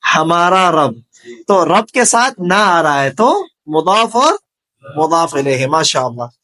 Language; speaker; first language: Urdu; native; Urdu